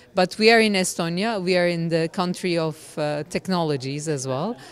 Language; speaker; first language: English; non-native, fluent; Turkish